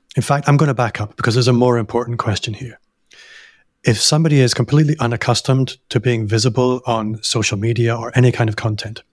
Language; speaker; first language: English; native; English